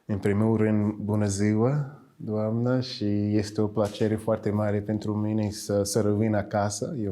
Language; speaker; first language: Romanian; non-native, learner; English